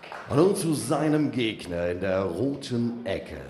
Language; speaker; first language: German; native; German